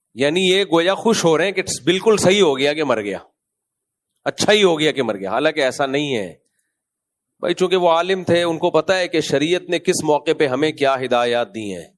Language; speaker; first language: Urdu; native; Urdu